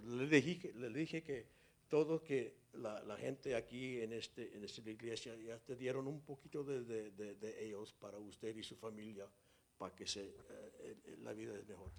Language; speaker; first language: Spanish; non-native, learner; English